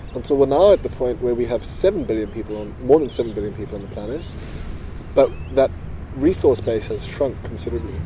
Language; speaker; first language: English; native; English